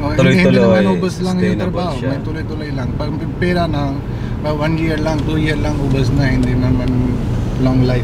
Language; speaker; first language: Filipino; non-native, local second language; Cebuano